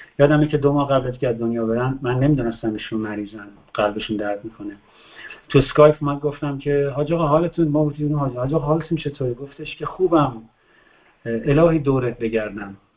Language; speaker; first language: Persian; native; Persian